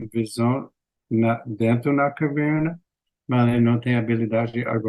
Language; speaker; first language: Portuguese; non-native, learner; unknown